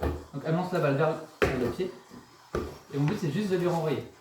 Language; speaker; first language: French; native; French